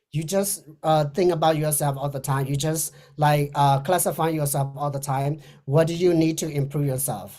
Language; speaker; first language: English; non-native, fluent; Burmese